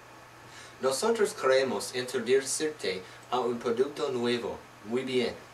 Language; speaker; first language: Spanish; non-native, learner; English